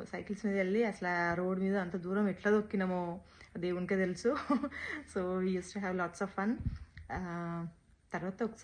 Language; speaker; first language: Telugu; native; Telugu